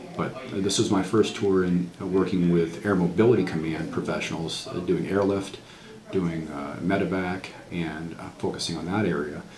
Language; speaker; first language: English; native; English